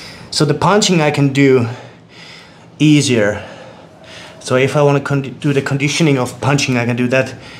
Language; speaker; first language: English; non-native, fluent; Finnish